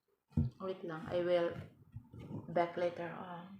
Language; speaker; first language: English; non-native, learner; Cebuano